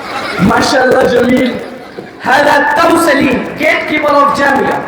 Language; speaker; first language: Arabic; non-native, learner; Urdu